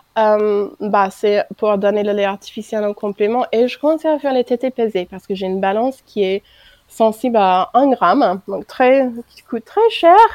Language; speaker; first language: French; non-native, fluent; English